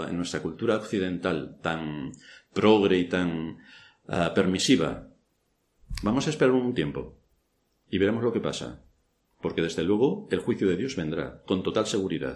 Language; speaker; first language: Spanish; native; Spanish